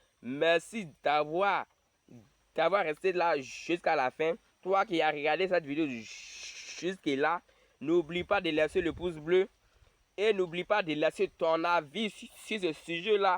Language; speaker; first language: French; non-native, local second language; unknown